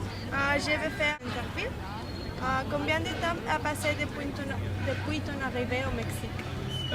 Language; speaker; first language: French; non-native, learner; Spanish